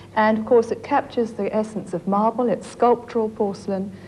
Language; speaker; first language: English; native; English